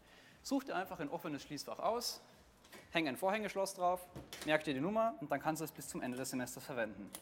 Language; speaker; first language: German; native; German